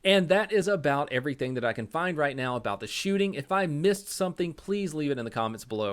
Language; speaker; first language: English; native; English